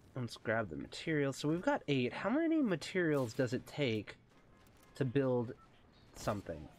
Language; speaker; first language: English; native; English